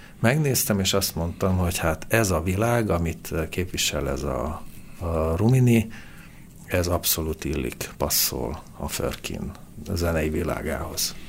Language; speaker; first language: Hungarian; native; Hungarian